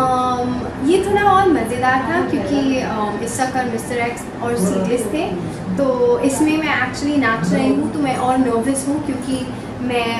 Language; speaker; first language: Hindi; non-native, local second language; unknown